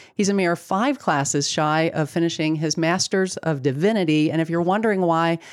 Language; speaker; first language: English; native; English